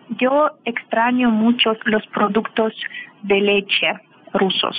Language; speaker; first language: Spanish; non-native, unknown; Russian